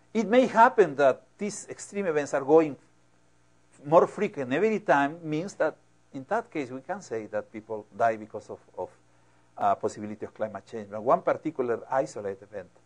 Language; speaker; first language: English; non-native, fluent; Spanish